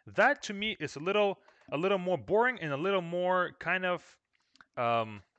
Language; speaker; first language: English; non-native, fluent; Russian